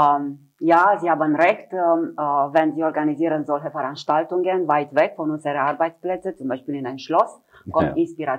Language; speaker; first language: German; non-native, fluent; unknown